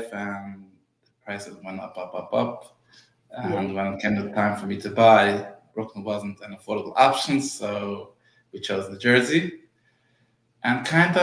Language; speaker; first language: English; early bilingual, other home language; Yiddish